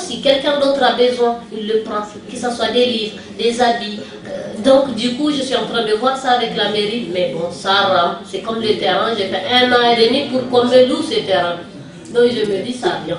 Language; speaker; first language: French; non-native, local second language; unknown